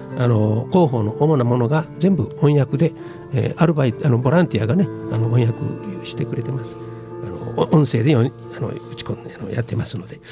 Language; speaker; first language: Japanese; native; Japanese